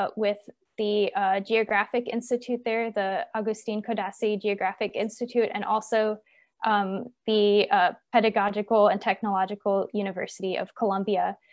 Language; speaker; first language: English; native; English